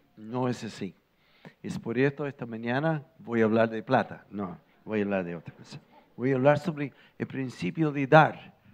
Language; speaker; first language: Spanish; non-native, fluent; English